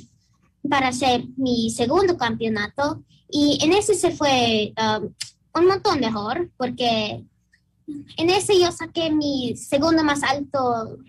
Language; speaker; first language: Spanish; early bilingual, heritage; Spanish